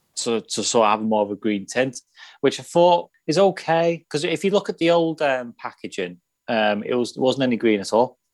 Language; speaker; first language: English; native; English